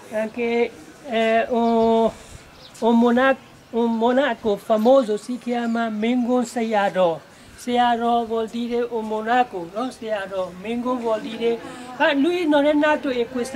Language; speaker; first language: Italian; non-native, learner; Burmese